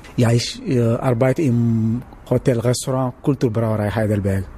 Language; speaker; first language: German; non-native, learner; Wolof